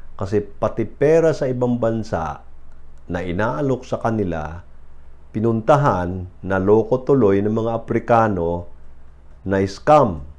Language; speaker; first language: Filipino; native; Filipino